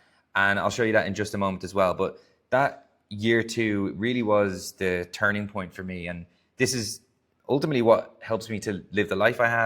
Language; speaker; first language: English; native; English